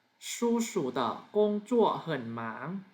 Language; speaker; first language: Chinese; non-native, fluent; Thai